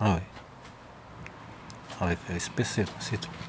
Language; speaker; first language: French; non-native, learner; Arabic